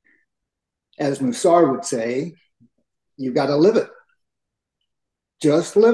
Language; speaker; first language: English; native; English